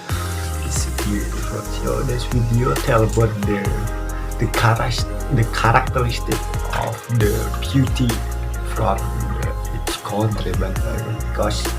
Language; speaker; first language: English; non-native, learner; Indonesian